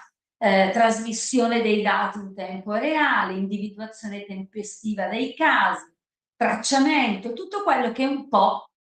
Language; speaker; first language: Italian; native; Italian